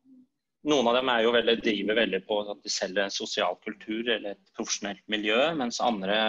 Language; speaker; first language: Norwegian; native; Norwegian